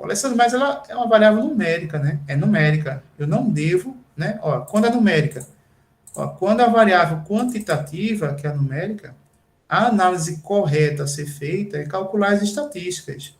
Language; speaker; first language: Portuguese; native; Portuguese